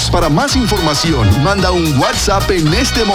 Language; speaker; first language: Spanish; native; Spanish